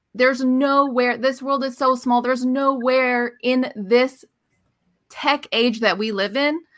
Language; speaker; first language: English; early bilingual, other home language; Persian